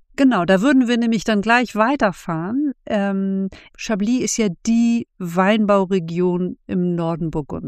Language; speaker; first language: German; native; German